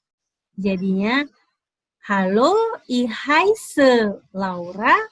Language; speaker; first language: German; non-native, fluent; Indonesian